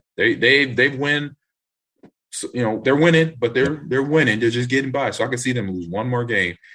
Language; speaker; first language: English; native; English